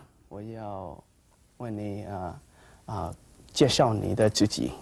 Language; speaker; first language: Chinese; non-native, learner; Hmong